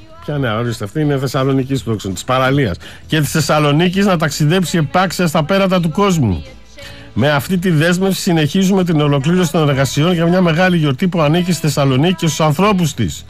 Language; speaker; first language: Greek; native; Greek